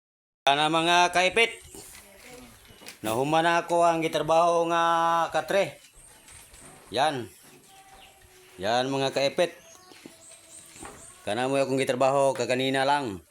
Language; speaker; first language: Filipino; non-native, local second language; Cebuano